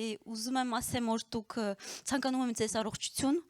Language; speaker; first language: Armenian; early bilingual, heritage; Armenian